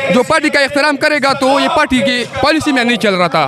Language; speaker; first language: Hindi; non-native, local second language; Pashto